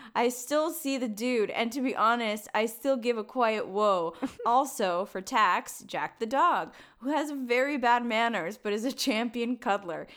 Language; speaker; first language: English; early bilingual, other home language; Spanish